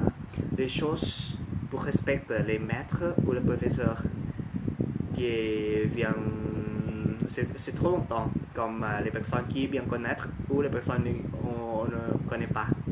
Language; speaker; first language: French; non-native, learner; Thai